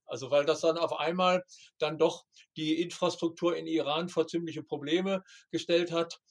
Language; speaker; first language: German; native; German